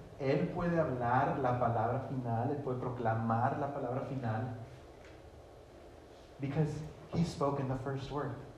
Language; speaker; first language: Spanish; early bilingual, heritage; Spanish